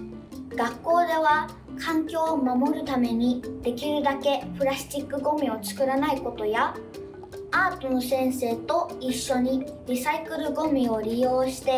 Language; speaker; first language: Japanese; early bilingual, other home language; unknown